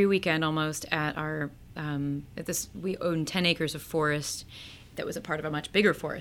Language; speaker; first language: English; native; English